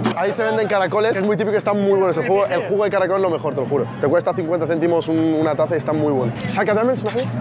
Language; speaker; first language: Spanish; early bilingual, other home language; Arabic